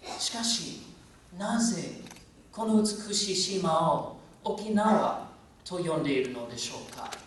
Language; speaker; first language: Japanese; non-native, fluent; English